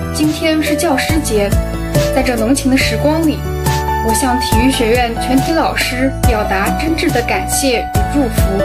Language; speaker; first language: Chinese; native; Chinese